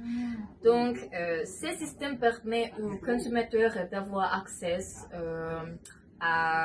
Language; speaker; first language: French; non-native, learner; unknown